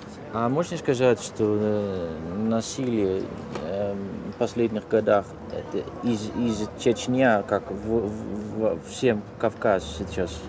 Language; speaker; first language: Russian; non-native, fluent; Dutch